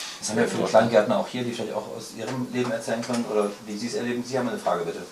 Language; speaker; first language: German; native; German